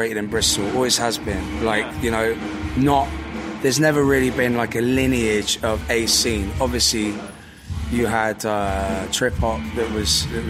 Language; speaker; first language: English; native; English